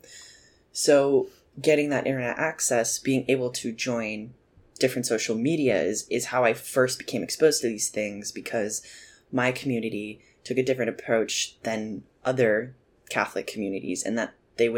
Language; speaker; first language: English; native; English